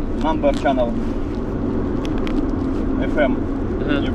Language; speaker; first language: English; non-native, learner; Russian